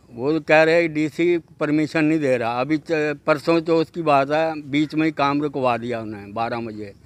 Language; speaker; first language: Hindi; native; Hindi